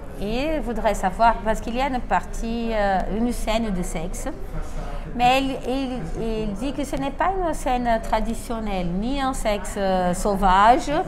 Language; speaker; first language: French; non-native, fluent; Portuguese